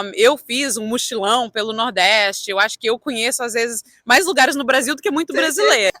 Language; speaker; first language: Portuguese; early bilingual, heritage; Portuguese